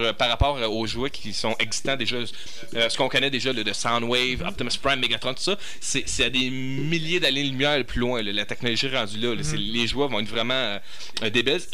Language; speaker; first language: French; native; French